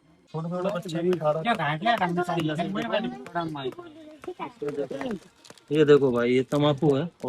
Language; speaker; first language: Hindi; native; Hindi